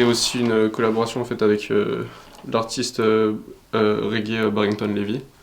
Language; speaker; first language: French; native; French